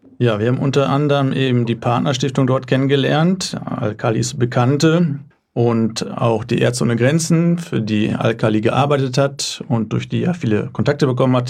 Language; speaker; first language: German; native; German